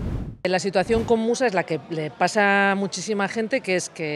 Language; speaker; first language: Spanish; native; Spanish